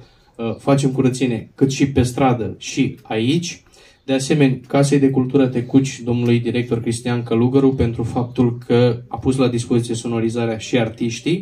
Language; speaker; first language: Romanian; native; Romanian